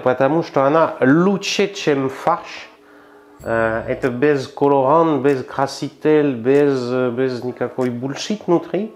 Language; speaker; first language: Russian; non-native, learner; French